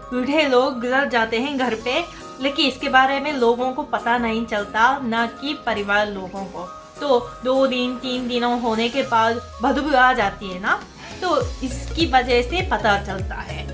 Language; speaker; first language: Hindi; non-native, fluent; Japanese